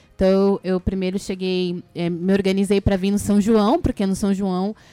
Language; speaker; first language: Portuguese; native; Portuguese